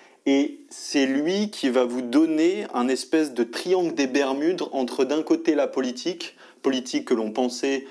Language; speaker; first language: French; native; French